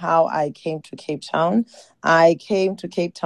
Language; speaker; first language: English; non-native, local second language; Xhosa